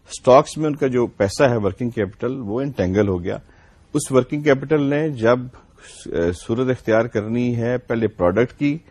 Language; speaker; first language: Urdu; non-native, local second language; Punjabi